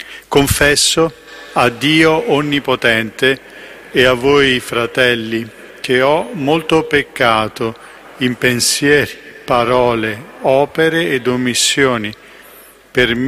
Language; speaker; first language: Italian; native; Italian